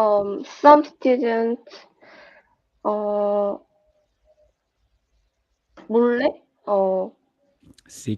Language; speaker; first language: English; non-native, learner; Korean